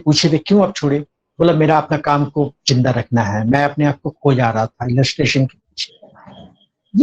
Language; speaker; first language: Hindi; native; Hindi